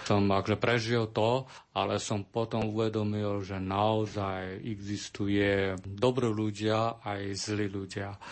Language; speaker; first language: Slovak; non-native, learner; Chinese